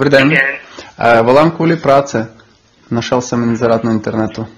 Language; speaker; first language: Czech; non-native, learner; Ukrainian